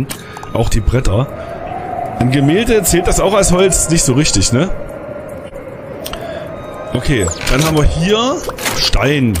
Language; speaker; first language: German; native; German